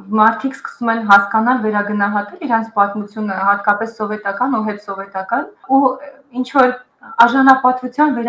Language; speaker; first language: Armenian; early bilingual, heritage; Armenian